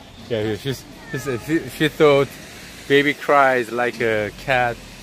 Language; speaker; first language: English; non-native, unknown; Korean